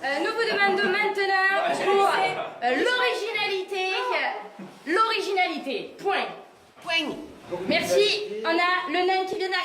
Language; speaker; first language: French; native; French